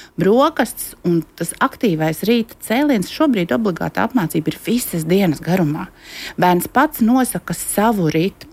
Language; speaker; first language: Latvian; native; Latvian